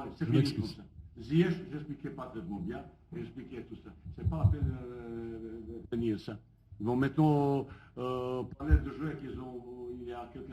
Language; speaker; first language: French; non-native, fluent; Bosnian